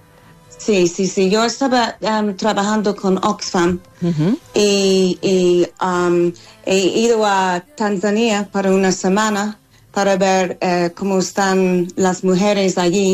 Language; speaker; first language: Spanish; non-native, fluent; English